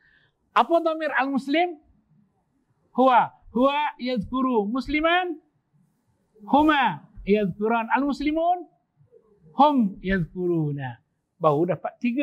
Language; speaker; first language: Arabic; non-native, fluent; Malay